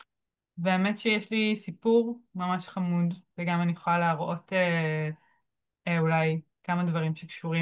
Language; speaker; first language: Hebrew; native; Hebrew